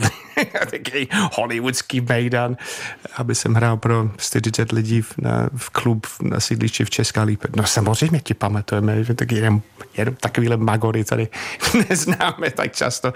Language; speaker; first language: Czech; non-native, fluent; English